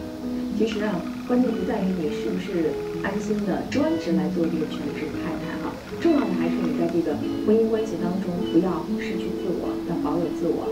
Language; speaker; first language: Chinese; native; Chinese